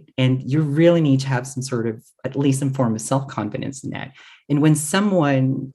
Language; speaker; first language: English; non-native, local second language; Filipino